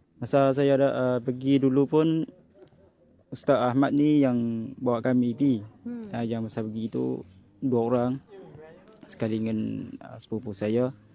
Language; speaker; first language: Malay; non-native, fluent; Western Cham